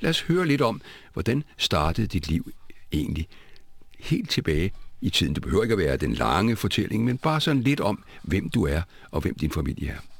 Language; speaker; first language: Danish; native; Danish